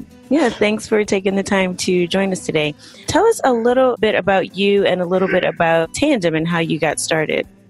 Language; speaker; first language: English; native; English